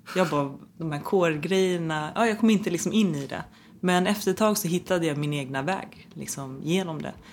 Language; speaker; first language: Swedish; early bilingual, other home language; Persian